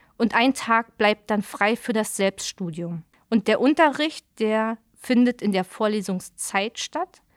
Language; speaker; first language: German; native; German